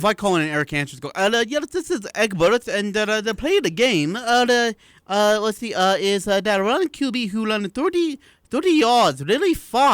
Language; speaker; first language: English; native; English